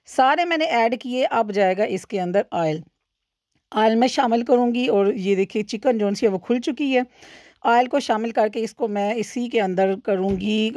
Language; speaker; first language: Urdu; non-native, local second language; Punjabi